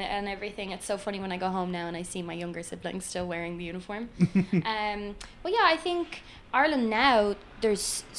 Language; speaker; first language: English; native; English